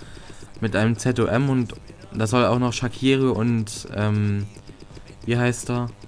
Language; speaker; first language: German; native; German